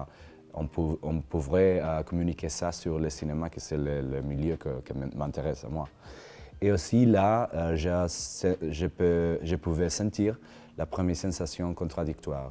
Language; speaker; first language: French; non-native, learner; Spanish